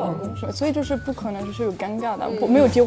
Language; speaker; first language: Chinese; non-native, fluent; French